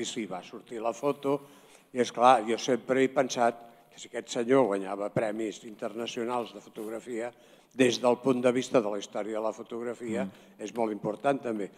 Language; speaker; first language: Catalan; native; Catalan